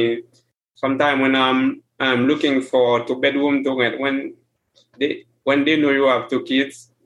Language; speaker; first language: English; non-native, learner; Haitian Creole